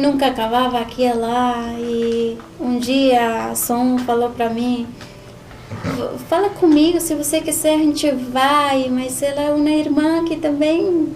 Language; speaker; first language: Portuguese; non-native, learner; Spanish